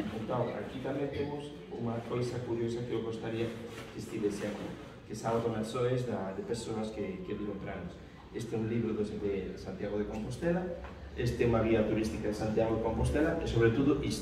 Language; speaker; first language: Portuguese; non-native, fluent; Spanish